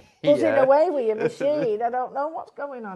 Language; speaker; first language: English; native; English